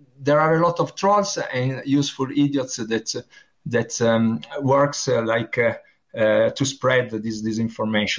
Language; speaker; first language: English; non-native, learner; Italian